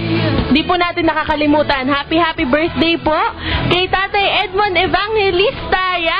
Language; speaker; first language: Filipino; native; Filipino